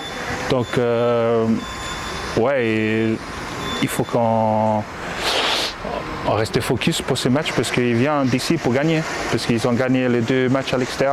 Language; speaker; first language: French; non-native, fluent; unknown